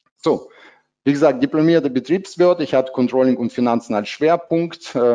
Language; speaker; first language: German; non-native, fluent; Russian